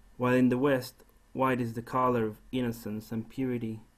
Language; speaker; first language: English; non-native, fluent; Spanish